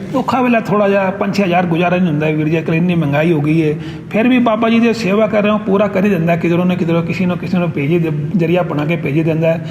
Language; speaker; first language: Punjabi; non-native, local second language; Hindi